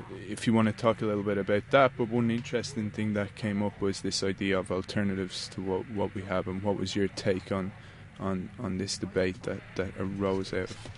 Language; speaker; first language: English; native; English